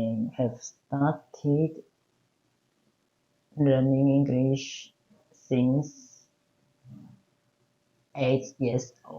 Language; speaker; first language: English; non-native, learner; Chinese